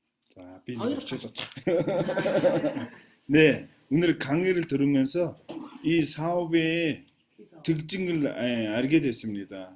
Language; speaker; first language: Korean; non-native, fluent; Mongolian